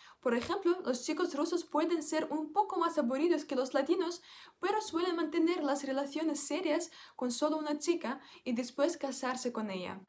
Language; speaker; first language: Spanish; non-native, fluent; Russian